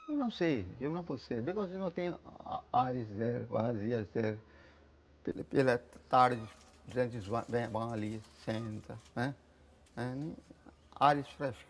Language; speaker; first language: Portuguese; non-native, local second language; Konkani